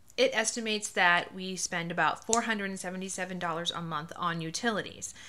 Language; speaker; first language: English; native; English